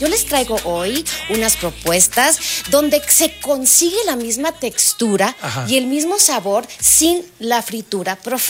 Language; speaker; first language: Spanish; native; Spanish